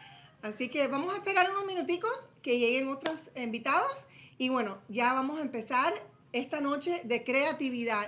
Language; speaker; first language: Spanish; early bilingual, heritage; Spanish